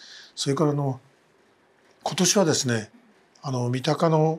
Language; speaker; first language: Japanese; native; Japanese